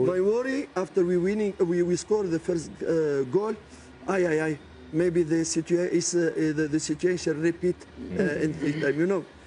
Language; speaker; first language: English; non-native, learner; French